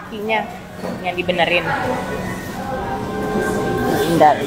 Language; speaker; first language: Indonesian; native; Indonesian